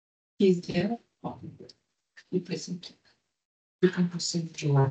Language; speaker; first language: English; non-native, learner; Spanish